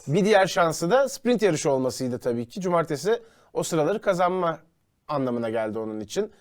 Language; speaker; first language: Turkish; native; Turkish